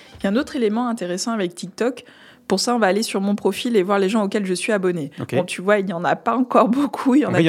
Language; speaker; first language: French; native; French